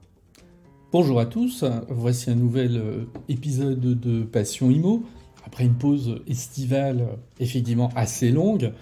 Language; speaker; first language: French; native; French